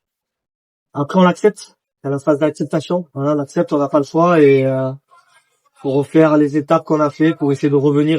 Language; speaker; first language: French; native; French